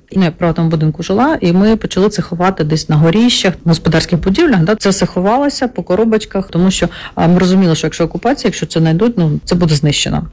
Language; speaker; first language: Ukrainian; non-native, local second language; Russian